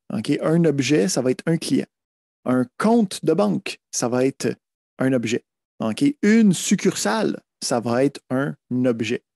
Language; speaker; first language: French; native; French